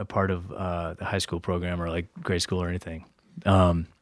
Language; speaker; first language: English; native; English